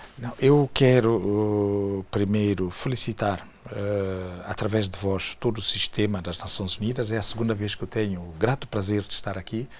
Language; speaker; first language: Portuguese; native; Portuguese